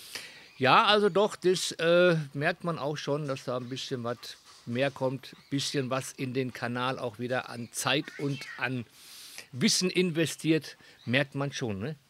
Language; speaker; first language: German; native; German